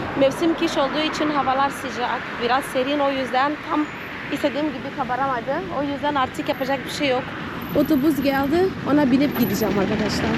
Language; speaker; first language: Turkish; non-native, fluent; Portuguese